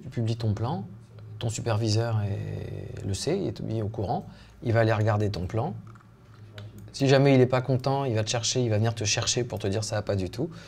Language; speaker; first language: French; native; French